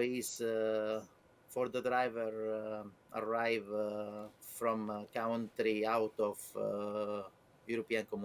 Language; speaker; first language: English; non-native, learner; Italian